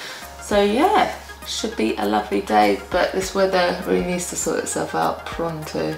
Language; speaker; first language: English; native; English